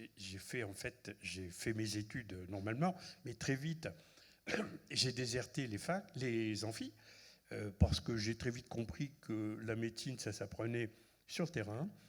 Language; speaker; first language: French; non-native, local second language; Arabic